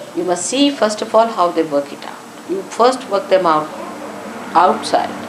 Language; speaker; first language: English; non-native, local second language; Marathi